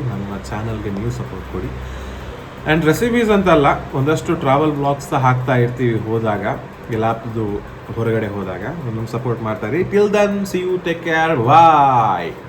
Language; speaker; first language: Kannada; non-native, local second language; Tulu